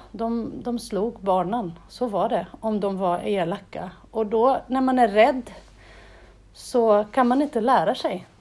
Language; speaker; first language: Swedish; non-native, fluent; Portuguese